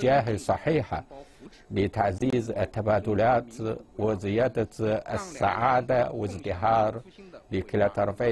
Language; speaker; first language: Arabic; non-native, fluent; Chinese